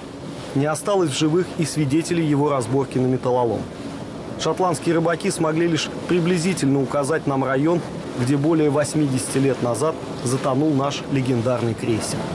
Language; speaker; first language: Russian; native; Russian